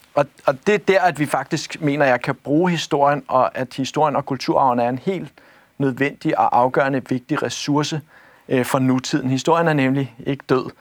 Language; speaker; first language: Danish; native; Danish